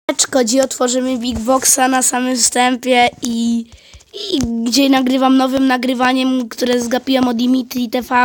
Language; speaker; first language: Polish; native; Polish